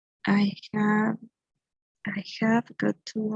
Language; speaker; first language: English; non-native, learner; Spanish